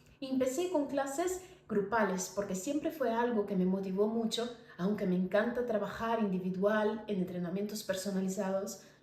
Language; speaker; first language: Spanish; non-native, fluent; Portuguese